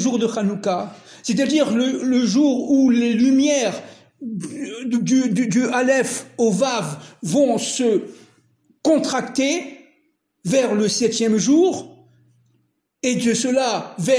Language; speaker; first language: French; native; French